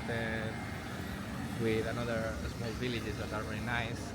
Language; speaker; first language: English; non-native, fluent; Spanish